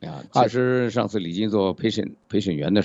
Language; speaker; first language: Chinese; native; Chinese